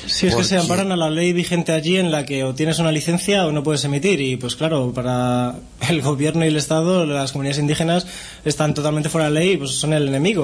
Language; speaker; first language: Spanish; native; Spanish